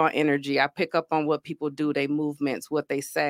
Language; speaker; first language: English; native; English